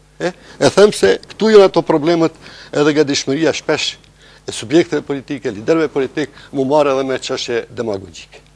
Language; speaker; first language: Albanian; native; Albanian